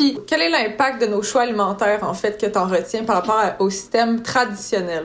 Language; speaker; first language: French; native; French